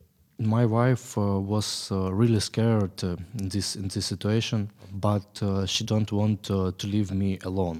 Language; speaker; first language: English; non-native, learner; Ukrainian